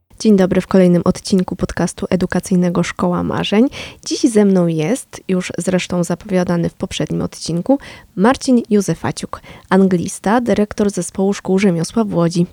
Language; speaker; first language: Polish; native; Polish